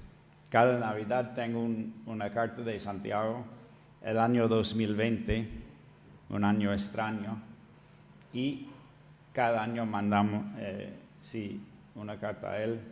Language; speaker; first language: Spanish; non-native, fluent; English